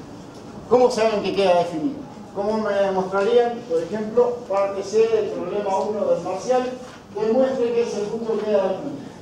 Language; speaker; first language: Spanish; native; Spanish